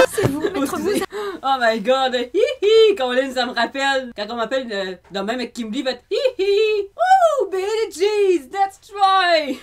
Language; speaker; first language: French; native; French